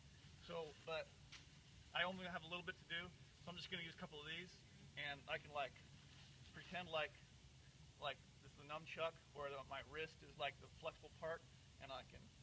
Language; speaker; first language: English; native; English